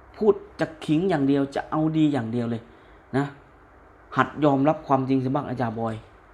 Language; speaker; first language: Thai; native; Thai